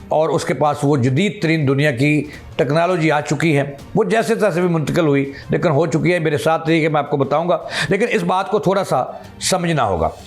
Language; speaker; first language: Urdu; non-native, local second language; Punjabi